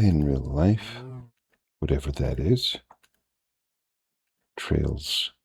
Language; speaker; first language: English; native; English